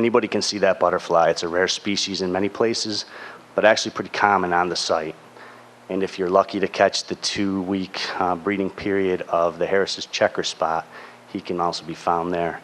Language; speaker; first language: English; native; English